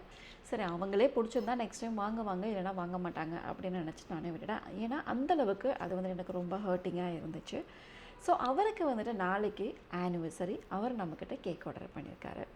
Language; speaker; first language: Tamil; native; Tamil